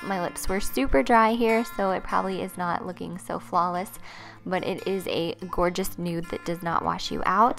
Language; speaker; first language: English; native; English